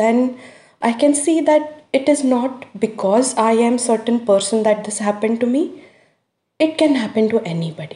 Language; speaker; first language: English; non-native, local second language; Hindi